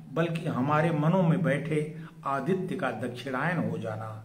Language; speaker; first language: Hindi; native; Hindi